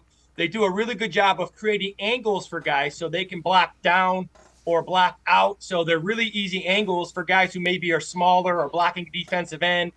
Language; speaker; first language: English; native; English